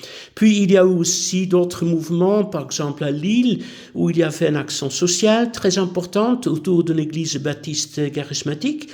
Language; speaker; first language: French; non-native, fluent; Dutch